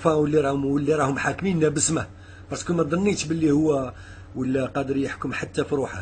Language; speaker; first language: Arabic; native; Arabic